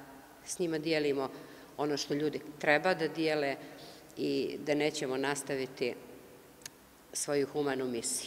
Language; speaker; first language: Serbian; native; Serbian